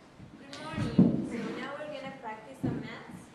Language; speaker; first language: English; non-native, learner; Spanish